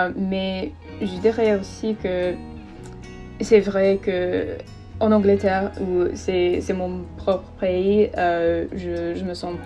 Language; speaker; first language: French; non-native, fluent; English